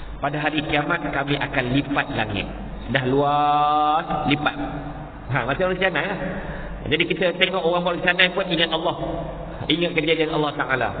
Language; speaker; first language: Malay; native; Malay